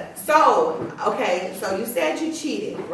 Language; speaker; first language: English; native; English